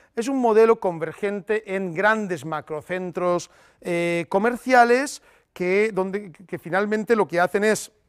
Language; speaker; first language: Spanish; native; Spanish